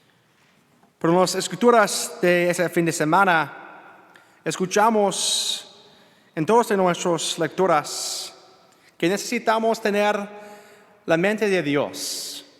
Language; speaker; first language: Spanish; non-native, learner; English